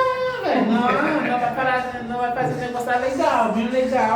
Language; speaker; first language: Portuguese; non-native, learner; Haitian Creole